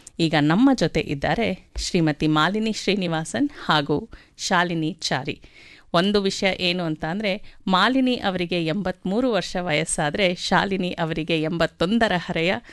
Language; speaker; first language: Kannada; native; Kannada